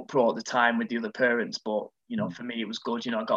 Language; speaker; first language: English; native; English